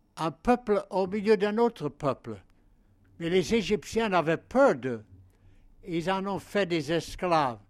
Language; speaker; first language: French; non-native, fluent; English